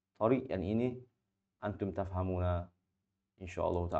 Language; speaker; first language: Arabic; non-native, fluent; Malay